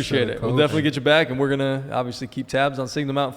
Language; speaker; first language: English; native; English